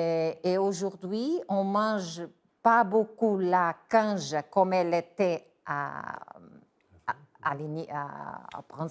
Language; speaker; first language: French; non-native, fluent; Portuguese